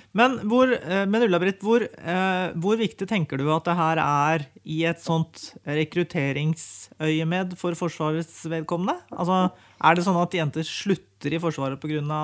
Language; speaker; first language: Norwegian; native; Norwegian